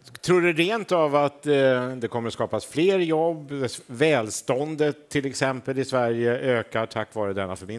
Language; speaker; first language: Swedish; native; Swedish